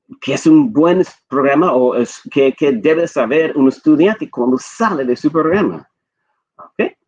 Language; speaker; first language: Spanish; non-native, fluent; English